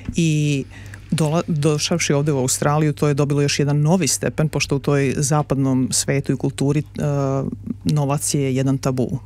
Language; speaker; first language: Serbian; native; Serbian